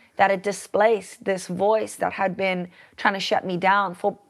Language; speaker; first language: English; native; English